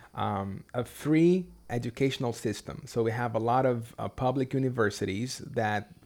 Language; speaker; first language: English; non-native, fluent; Portuguese